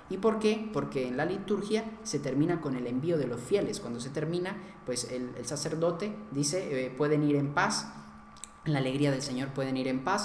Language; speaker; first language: Spanish; native; Spanish